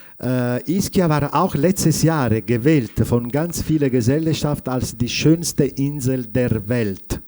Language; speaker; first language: German; non-native, fluent; Italian